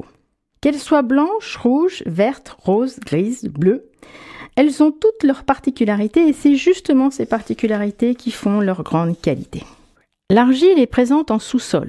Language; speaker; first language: French; native; French